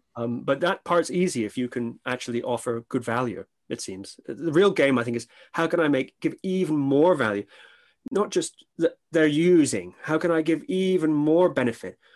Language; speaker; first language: English; native; English